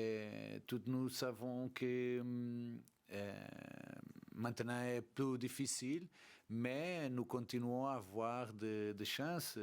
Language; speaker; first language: French; non-native, learner; Portuguese